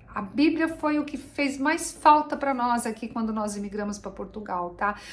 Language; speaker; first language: Portuguese; native; Portuguese